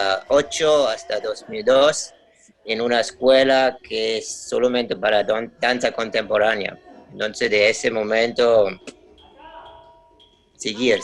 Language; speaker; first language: Spanish; non-native, learner; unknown